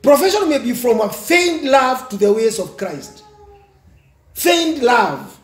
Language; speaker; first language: English; non-native, local second language; Swahili